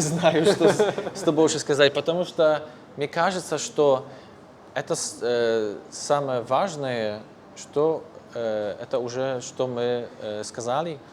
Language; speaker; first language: Russian; non-native, fluent; Polish